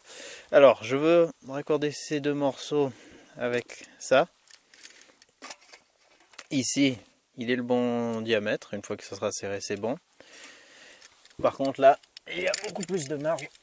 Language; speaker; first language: French; native; French